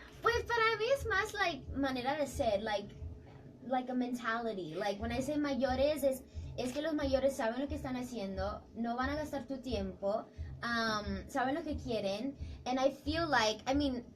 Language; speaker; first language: Spanish; early bilingual, heritage; English